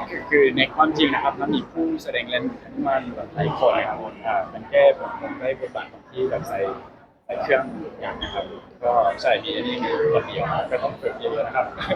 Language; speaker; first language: Thai; non-native, fluent; French